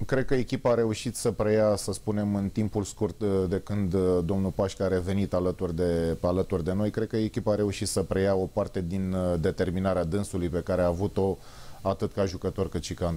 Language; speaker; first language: Romanian; native; Romanian